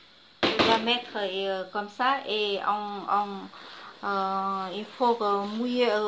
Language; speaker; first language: French; non-native, learner; Vietnamese